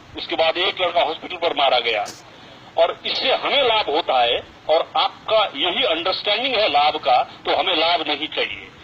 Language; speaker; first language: Hindi; non-native, local second language; Nepali